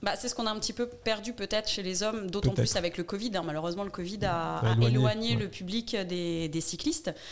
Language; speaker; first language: French; native; French